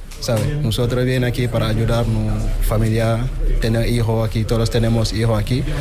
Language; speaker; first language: Spanish; non-native, learner; Wolof